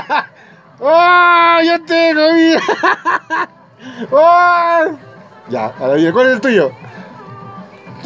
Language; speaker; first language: Spanish; native; Spanish